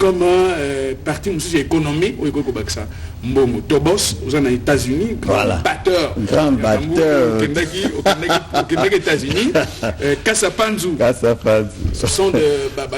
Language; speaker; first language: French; non-native, local second language; Lingala